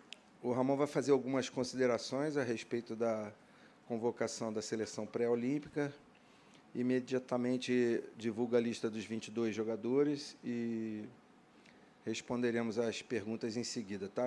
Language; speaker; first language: Portuguese; native; Portuguese